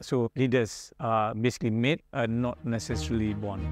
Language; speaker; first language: English; non-native, local second language; Malay